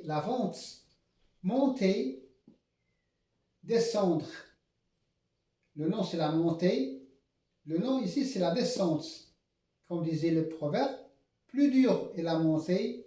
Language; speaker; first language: French; non-native, local second language; Arabic